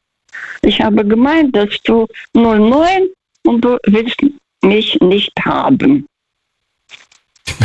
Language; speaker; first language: German; non-native, learner; Russian